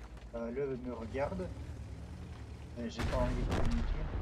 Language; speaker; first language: French; non-native, learner; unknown